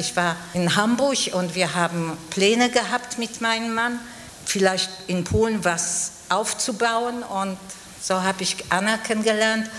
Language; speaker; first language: German; non-native, fluent; Polish